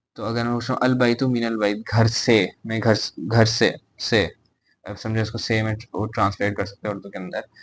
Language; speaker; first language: Urdu; native; Urdu